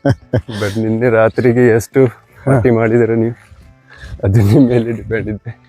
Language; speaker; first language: Kannada; non-native, local second language; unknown